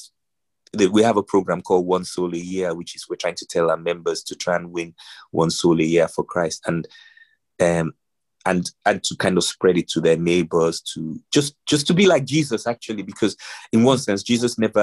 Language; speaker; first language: English; non-native, local second language; Yoruba